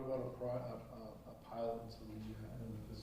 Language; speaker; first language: English; native; English